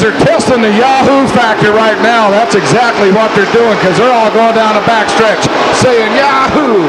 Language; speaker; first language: English; native; English